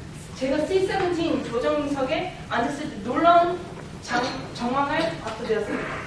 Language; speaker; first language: Korean; early bilingual, heritage; Korean